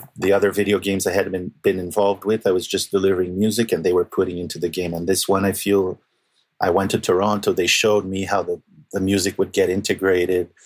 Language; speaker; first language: English; non-native, fluent; Portuguese